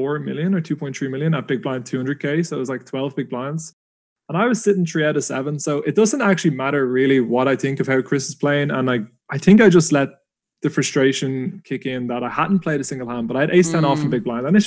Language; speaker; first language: English; native; English